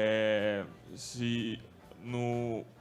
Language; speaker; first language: French; non-native, learner; Russian